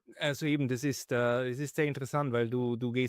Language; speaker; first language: German; native; German